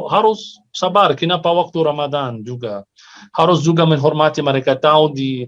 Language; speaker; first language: Indonesian; non-native, fluent; Arabic